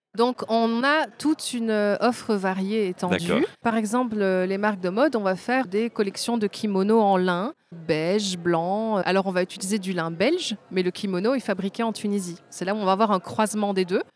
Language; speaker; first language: French; native; French